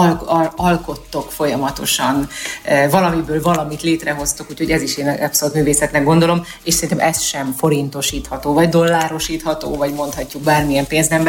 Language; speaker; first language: Hungarian; native; Hungarian